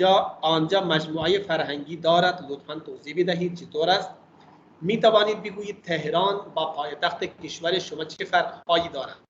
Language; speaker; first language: Persian; non-native, fluent; Urdu